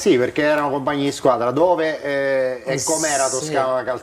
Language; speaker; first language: Italian; native; Italian